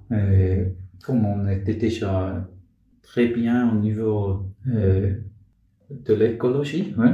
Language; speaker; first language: French; non-native, local second language; Swiss German